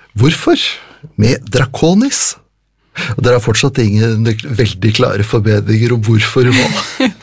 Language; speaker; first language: Norwegian; native; Norwegian